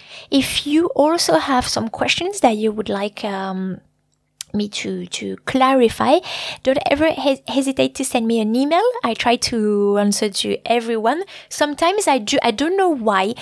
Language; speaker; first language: English; non-native, fluent; French